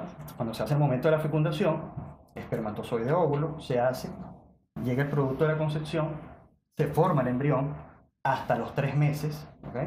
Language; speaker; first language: Spanish; native; Spanish